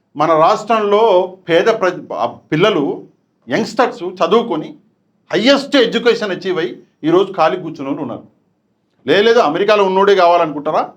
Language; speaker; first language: Telugu; non-native, local second language; Urdu